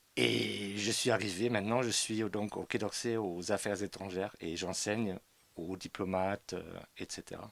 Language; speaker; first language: French; non-native, fluent; German